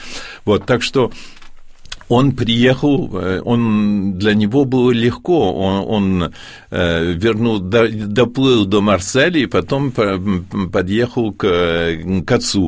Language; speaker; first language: Russian; early bilingual, heritage; Russian